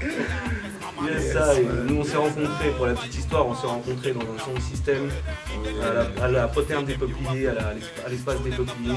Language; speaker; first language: French; native; French